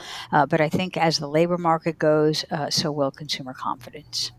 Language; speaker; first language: English; native; English